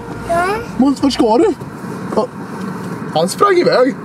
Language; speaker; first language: Swedish; native; Swedish